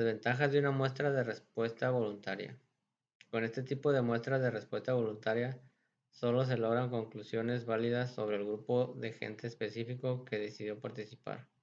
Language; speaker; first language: Spanish; native; Spanish